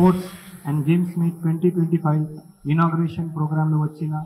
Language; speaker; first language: Telugu; non-native, fluent; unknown